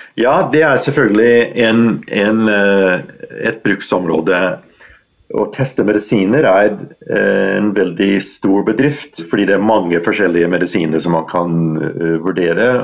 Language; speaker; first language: Norwegian; non-native, fluent; English